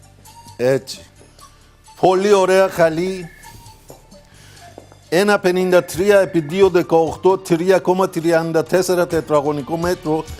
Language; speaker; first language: Greek; non-native, learner; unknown